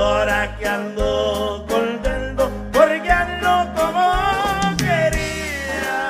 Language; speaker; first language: Spanish; native; Spanish